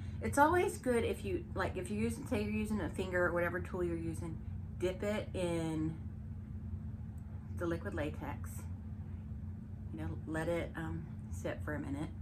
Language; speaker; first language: English; native; English